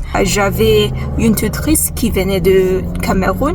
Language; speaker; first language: French; non-native, fluent; English